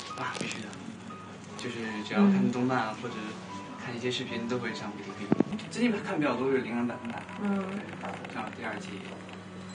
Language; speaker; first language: Chinese; native; Chinese